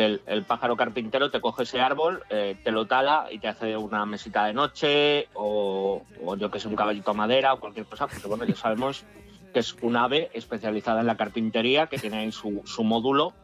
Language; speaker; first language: Spanish; native; Spanish